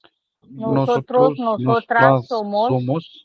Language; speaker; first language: Spanish; non-native, learner; Hindi